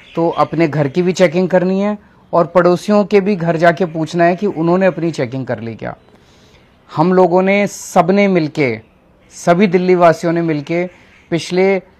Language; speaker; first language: Hindi; native; Hindi